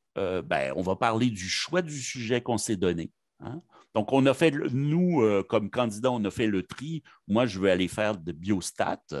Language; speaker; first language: French; native; French